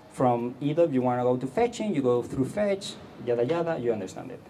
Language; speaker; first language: English; non-native, fluent; Catalan